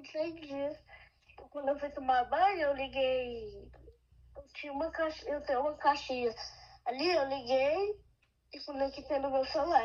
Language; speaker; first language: Portuguese; early bilingual, heritage; Portuguese